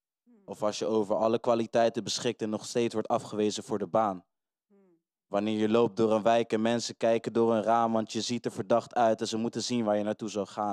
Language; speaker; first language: Dutch; native; Dutch